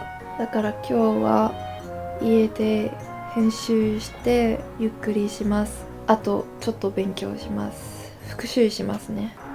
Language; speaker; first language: Japanese; non-native, learner; French